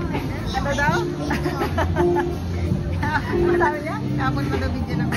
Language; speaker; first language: Filipino; native; Filipino